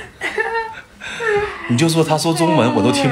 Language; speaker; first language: Chinese; native; Chinese